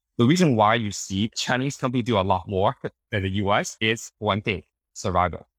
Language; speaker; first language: English; early bilingual, other home language; Chinese